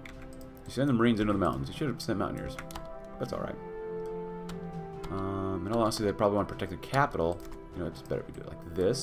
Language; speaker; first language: English; native; English